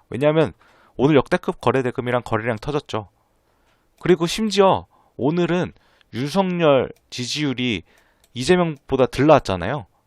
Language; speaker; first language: Korean; native; Korean